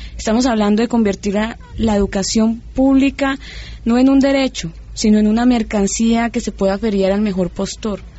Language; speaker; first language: Spanish; native; Spanish